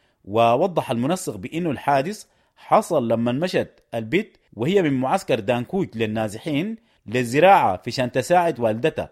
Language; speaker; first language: Arabic; native; Arabic